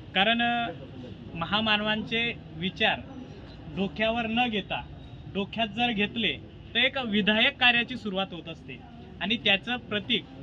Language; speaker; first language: Marathi; native; Marathi